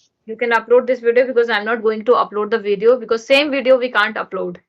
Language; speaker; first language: English; non-native, learner; Hindi